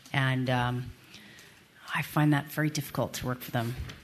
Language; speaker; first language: English; early bilingual, other home language; French